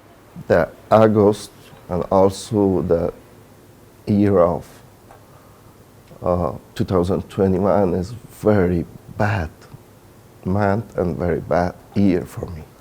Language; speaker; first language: English; non-native, learner; Persian